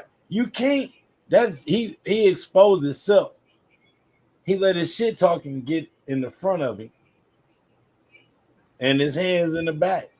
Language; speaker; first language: English; native; English